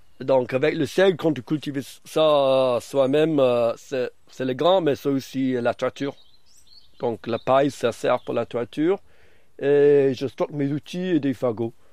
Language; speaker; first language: French; non-native, fluent; German